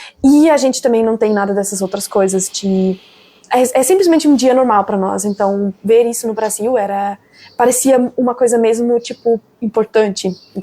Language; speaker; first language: Portuguese; non-native, fluent; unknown